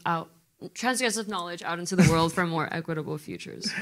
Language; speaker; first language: English; native; English